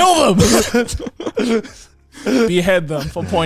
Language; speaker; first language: English; native; English